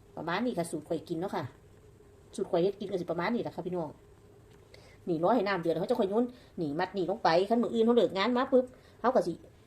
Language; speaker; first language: Thai; native; Thai